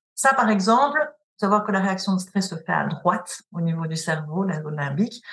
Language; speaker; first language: French; native; French